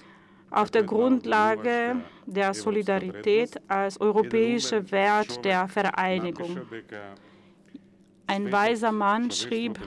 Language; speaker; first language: German; non-native, fluent; Macedonian